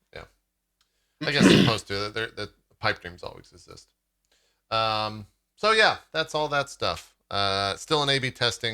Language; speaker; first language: English; native; English